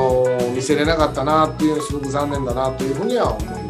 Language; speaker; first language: Japanese; native; Japanese